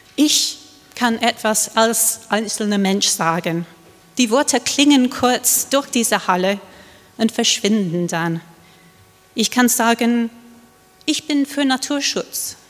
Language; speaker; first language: German; non-native, fluent; English